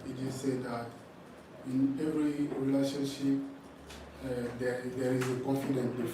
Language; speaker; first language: English; non-native, fluent; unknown